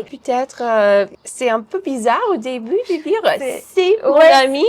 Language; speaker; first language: French; non-native, fluent; English